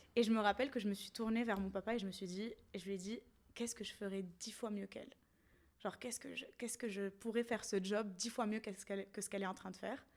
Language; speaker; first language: French; non-native, local second language; Arabic